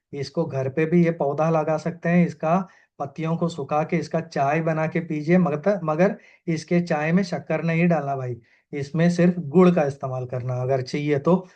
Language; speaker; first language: Hindi; non-native, local second language; Malayalam